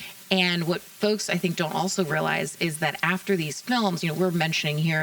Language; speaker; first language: English; native; English